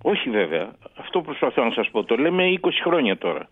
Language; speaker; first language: Greek; native; Greek